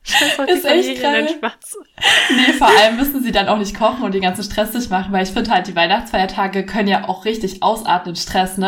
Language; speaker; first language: German; native; German